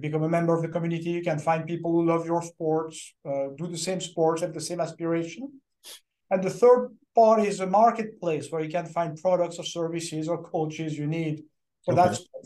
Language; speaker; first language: English; non-native, fluent; French